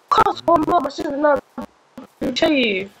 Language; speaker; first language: Arabic; native; Arabic